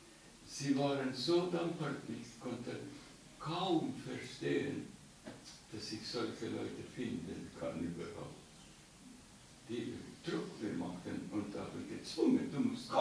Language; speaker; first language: German; non-native, learner; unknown